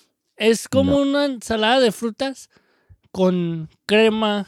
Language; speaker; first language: Spanish; early bilingual, heritage; Spanish